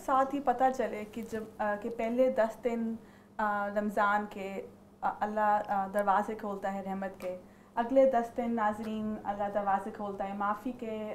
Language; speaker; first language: Urdu; native; Urdu